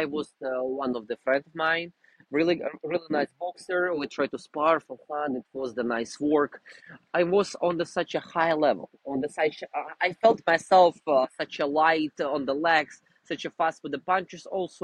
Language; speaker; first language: English; non-native, fluent; Russian